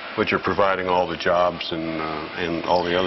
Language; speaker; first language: English; native; English